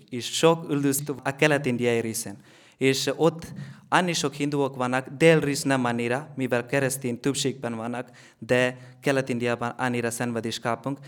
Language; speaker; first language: Hungarian; non-native, learner; Malayalam